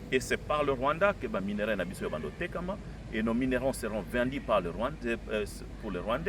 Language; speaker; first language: French; non-native, local second language; Lingala